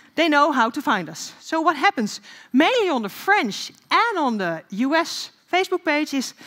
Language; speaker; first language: English; non-native, fluent; Dutch